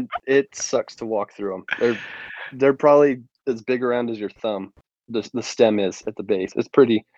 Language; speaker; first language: English; native; English